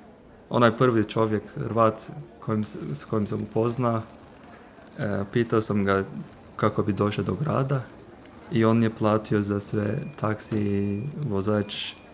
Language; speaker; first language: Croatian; non-native, fluent; Turkish